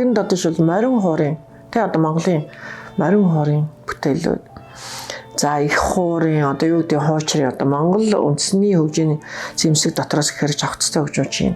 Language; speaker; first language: Mongolian; native; Mongolian